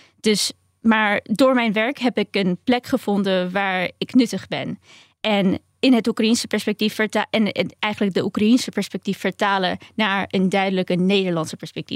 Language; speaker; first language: Dutch; early bilingual, other home language; Ukrainian